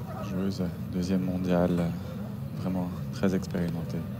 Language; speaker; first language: French; native; French